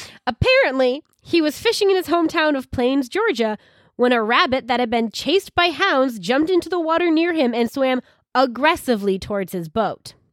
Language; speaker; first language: English; native; English